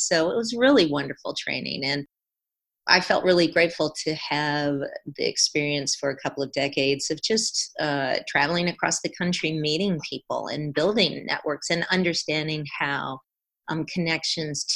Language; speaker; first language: English; native; English